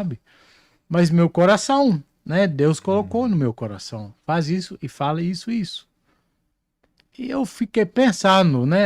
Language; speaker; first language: Portuguese; non-native, fluent; Dutch